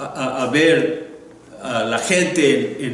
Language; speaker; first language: Spanish; non-native, learner; English